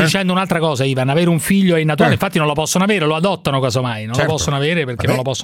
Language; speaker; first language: Italian; native; Italian